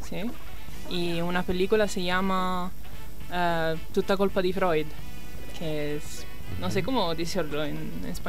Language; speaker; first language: Spanish; non-native, learner; Italian